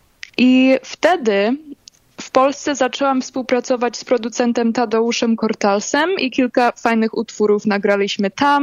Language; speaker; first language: Polish; early bilingual, heritage; Polish